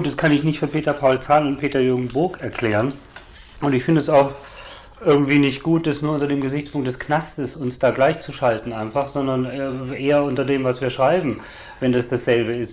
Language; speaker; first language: German; native; German